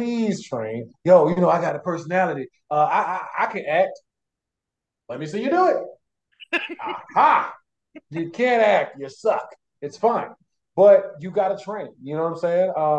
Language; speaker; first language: English; native; English